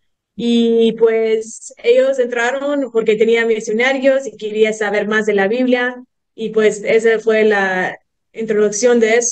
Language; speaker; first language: Spanish; early bilingual, heritage; English